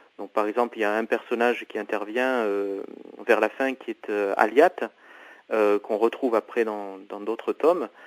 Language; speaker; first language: French; non-native, fluent; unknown